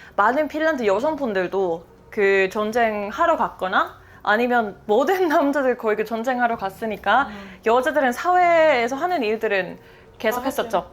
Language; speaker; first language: Korean; non-native, fluent; Finnish